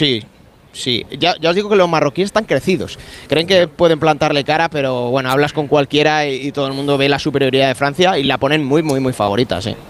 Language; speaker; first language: Spanish; native; Spanish